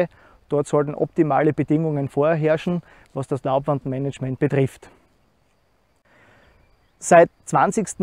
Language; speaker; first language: German; native; German